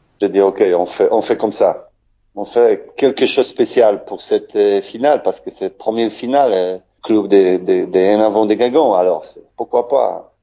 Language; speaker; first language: French; non-native, learner; Polish